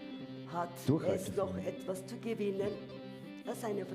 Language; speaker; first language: German; non-native, learner; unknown